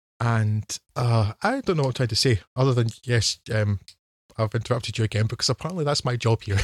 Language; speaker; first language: English; native; English